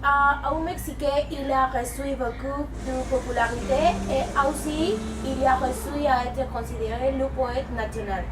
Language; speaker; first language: French; non-native, learner; Spanish